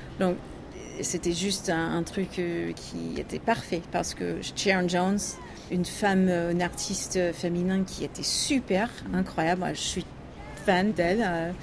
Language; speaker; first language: French; non-native, learner; English